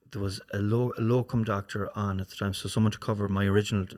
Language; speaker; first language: English; native; English